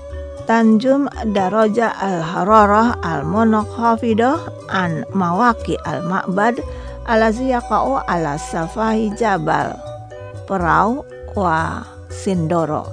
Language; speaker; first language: Arabic; non-native, fluent; Indonesian